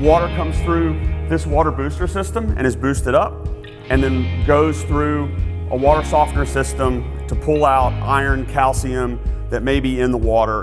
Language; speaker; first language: English; native; English